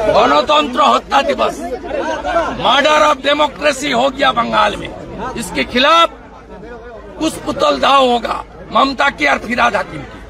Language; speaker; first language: Hindi; non-native, local second language; Bangla